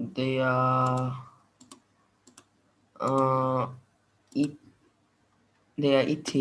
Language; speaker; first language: English; non-native, learner; Vietnamese